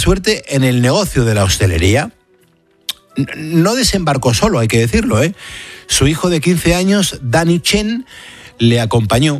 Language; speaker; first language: Spanish; native; Spanish